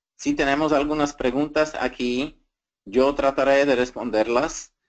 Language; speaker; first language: Spanish; non-native, fluent; Slovak